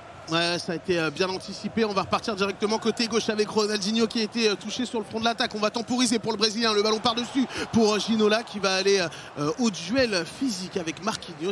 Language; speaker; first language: French; native; French